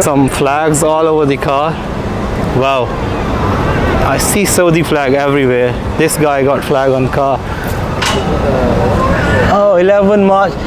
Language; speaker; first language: English; non-native, local second language; Urdu